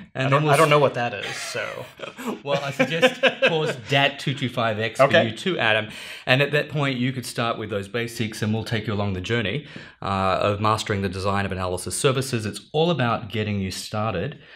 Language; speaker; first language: English; native; English